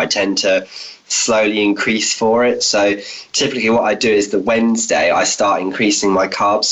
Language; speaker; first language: English; native; English